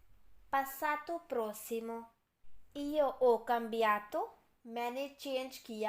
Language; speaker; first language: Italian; non-native, fluent; Urdu